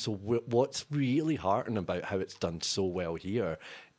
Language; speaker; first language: English; native; English